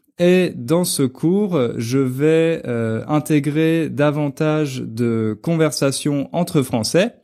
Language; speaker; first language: French; native; French